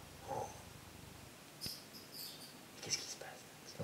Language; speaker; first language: French; native; French